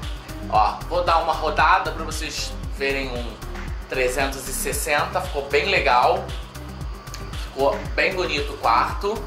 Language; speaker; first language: Portuguese; native; Portuguese